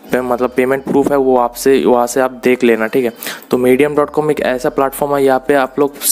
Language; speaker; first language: Hindi; non-native, local second language; Bangla